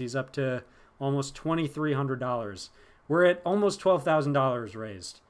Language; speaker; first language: English; native; English